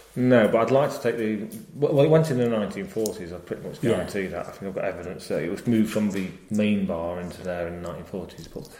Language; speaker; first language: English; native; English